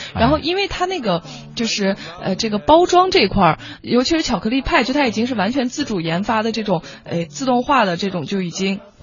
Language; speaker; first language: Chinese; native; Chinese